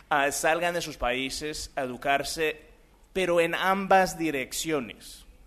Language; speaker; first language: Spanish; early bilingual, other home language; English